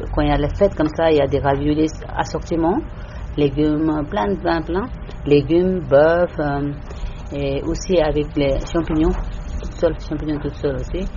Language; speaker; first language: French; non-native, learner; Tibetan